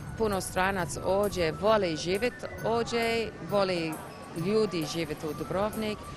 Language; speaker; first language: Croatian; non-native, learner; English